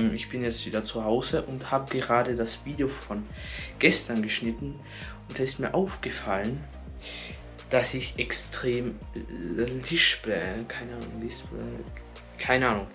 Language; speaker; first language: German; native; German